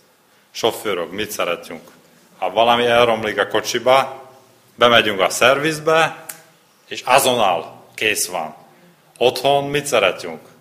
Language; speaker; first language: Hungarian; non-native, learner; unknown